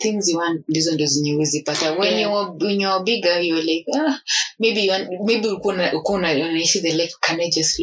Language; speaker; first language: English; non-native, local second language; Swahili